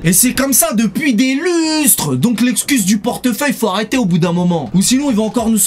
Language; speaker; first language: French; native; French